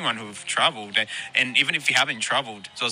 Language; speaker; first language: English; native; English